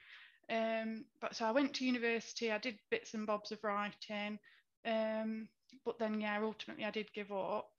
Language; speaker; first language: English; native; English